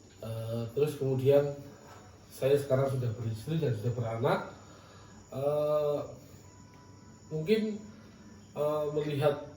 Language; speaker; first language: Indonesian; native; Indonesian